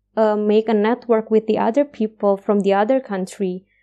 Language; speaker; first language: English; non-native, fluent; Indonesian